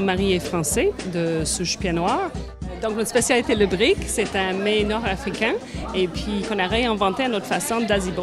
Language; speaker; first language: French; native; French